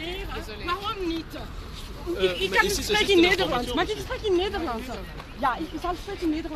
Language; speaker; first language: Dutch; non-native, learner; French